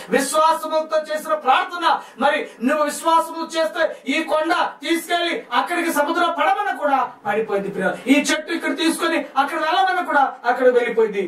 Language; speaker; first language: Telugu; non-native, local second language; Lambadi